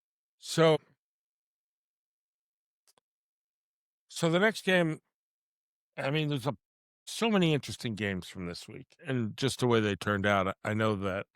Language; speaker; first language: English; native; English